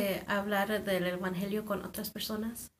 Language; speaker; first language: Spanish; non-native, fluent; English